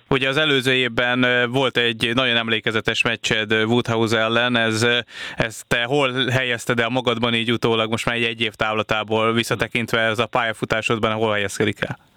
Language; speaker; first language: Hungarian; native; Hungarian